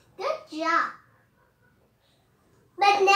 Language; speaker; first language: English; non-native, learner; Vietnamese